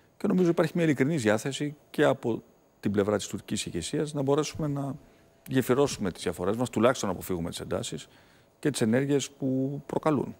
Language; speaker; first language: Greek; native; Greek